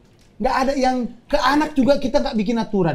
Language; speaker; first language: Indonesian; native; Indonesian